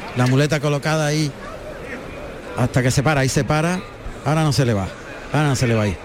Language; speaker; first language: Spanish; native; Spanish